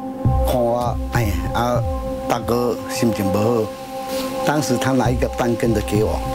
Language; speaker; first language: Chinese; non-native, local second language; Min Nan Chinese